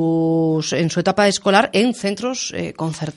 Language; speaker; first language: Spanish; native; Spanish